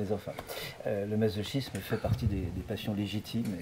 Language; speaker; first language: French; native; French